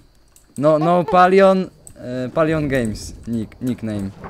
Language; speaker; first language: English; non-native, learner; Polish